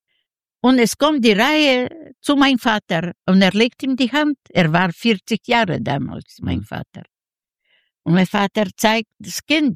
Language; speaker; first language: German; non-native, learner; Yiddish